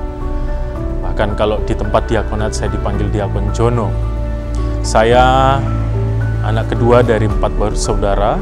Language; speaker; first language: Indonesian; native; Indonesian